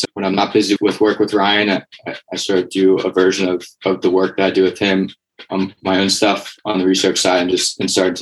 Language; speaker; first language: English; native; English